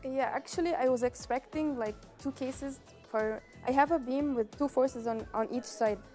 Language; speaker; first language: English; non-native, fluent; Arabic